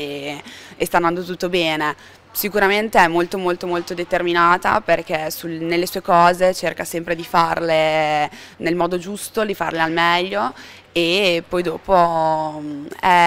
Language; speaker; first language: Italian; native; Italian